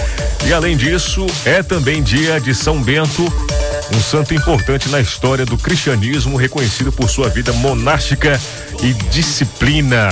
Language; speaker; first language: Portuguese; native; Portuguese